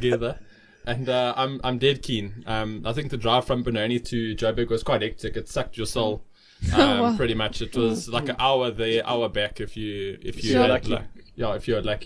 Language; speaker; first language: English; native; English